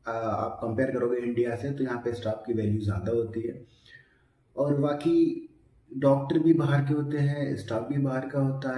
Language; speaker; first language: Hindi; native; Hindi